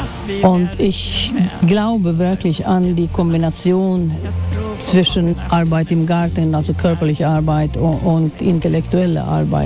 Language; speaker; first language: German; non-native, fluent; Swedish